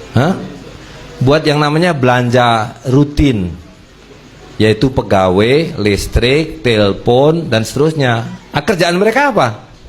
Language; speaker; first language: Indonesian; native; Indonesian